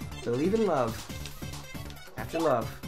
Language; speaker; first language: English; native; English